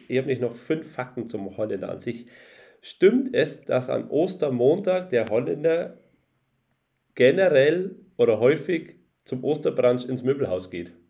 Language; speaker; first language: German; native; German